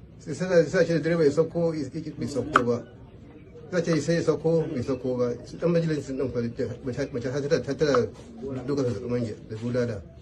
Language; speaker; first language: Hausa; native; Hausa